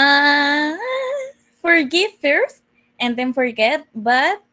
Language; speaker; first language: English; non-native, learner; Spanish